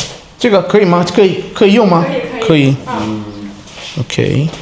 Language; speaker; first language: Chinese; non-native, learner; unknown